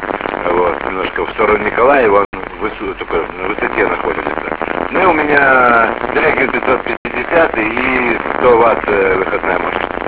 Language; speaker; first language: Russian; native; Russian